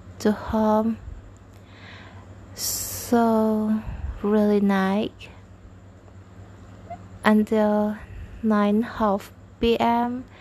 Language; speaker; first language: English; non-native, learner; Indonesian